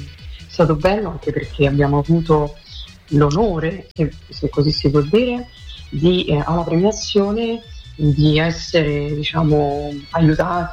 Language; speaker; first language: Italian; native; Italian